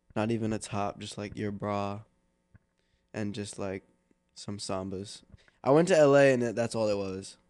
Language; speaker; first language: English; native; English